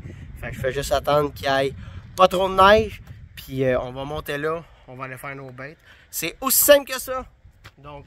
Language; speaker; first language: French; native; French